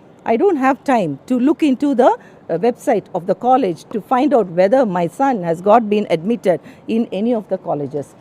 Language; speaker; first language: English; non-native, local second language; Tamil